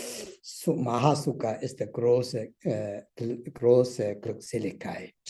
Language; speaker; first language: German; non-native, learner; Tibetan